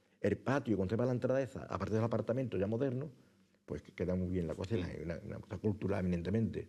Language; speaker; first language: Spanish; native; Spanish